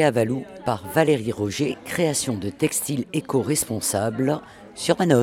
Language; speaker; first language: French; native; French